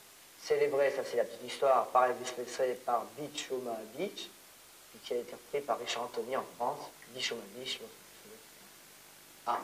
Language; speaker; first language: French; native; French